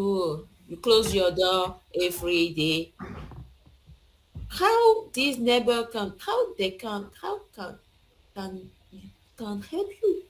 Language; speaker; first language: English; non-native, learner; French